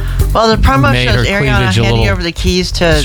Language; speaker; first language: English; native; English